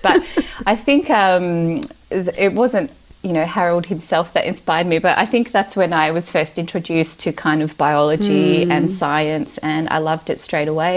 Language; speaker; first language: English; early bilingual, other home language; Romanian